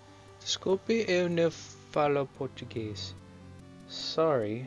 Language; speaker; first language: Portuguese; non-native, learner; English